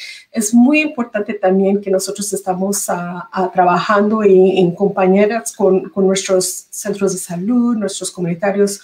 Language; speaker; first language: Spanish; early bilingual, heritage; Spanish